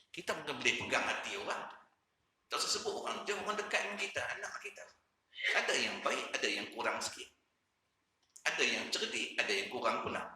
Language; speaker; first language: Malay; native; Malay